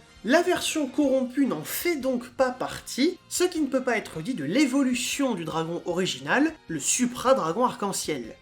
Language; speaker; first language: French; native; French